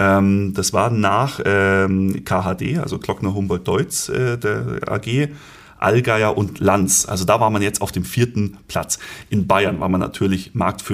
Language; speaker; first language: German; native; German